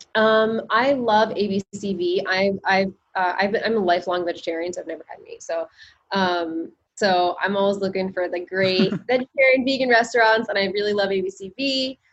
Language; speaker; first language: English; native; English